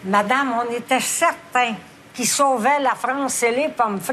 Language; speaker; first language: French; native; French